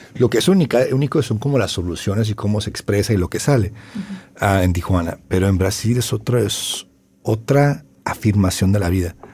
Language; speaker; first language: Spanish; native; Spanish